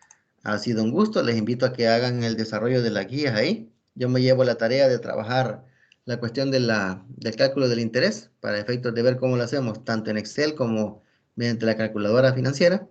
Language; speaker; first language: Spanish; native; Spanish